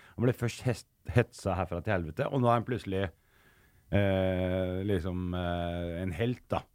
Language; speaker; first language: Norwegian; early bilingual, other home language; Arabic